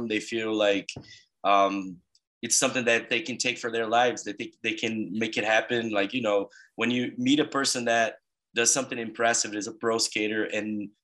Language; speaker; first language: English; non-native, fluent; Portuguese